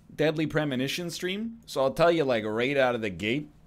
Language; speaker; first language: English; native; English